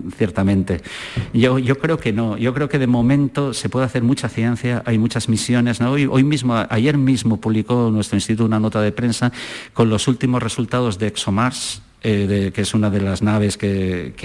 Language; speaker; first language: Spanish; native; Spanish